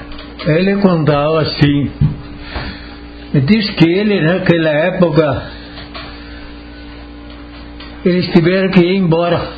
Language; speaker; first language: Portuguese; non-native, local second language; Italian